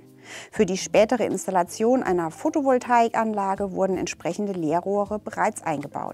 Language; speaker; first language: German; native; German